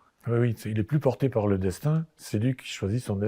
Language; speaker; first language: French; native; French